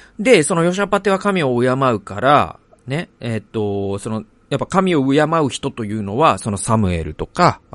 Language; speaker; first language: Japanese; native; Japanese